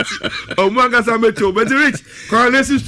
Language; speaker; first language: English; non-native, local second language; Akan